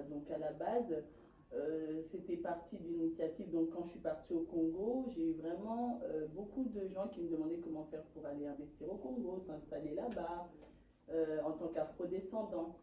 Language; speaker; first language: French; native; French